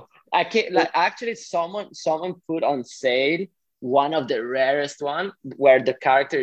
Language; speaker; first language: English; non-native, fluent; Italian